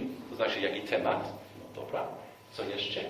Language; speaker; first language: Polish; non-native, fluent; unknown